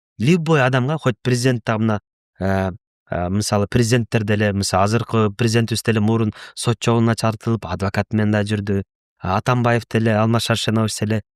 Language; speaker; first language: Kyrgyz; non-native, local second language; Russian